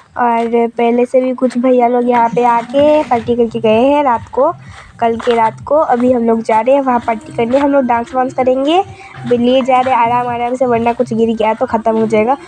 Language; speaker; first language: Hindi; non-native, local second language; Manipuri